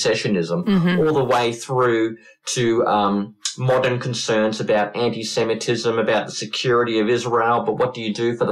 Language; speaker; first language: English; native; English